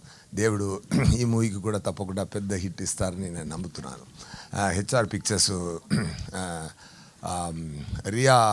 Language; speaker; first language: Telugu; non-native, fluent; Tamil